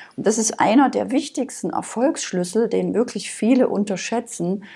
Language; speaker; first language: German; native; German